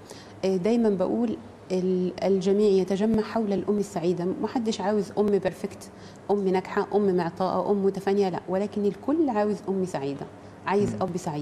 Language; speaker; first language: Arabic; native; Arabic